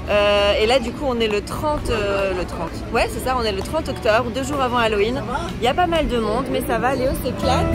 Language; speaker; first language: French; native; French